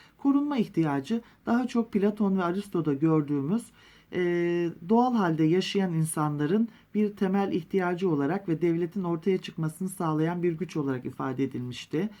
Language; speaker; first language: Turkish; native; Turkish